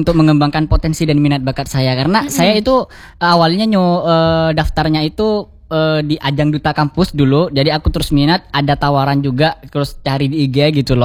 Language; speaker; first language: Indonesian; native; Indonesian